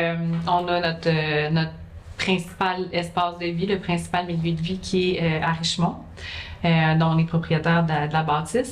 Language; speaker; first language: French; native; French